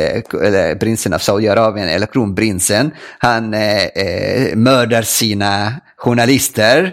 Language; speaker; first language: Swedish; non-native, fluent; Arabic